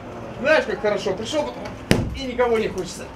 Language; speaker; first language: Russian; native; Russian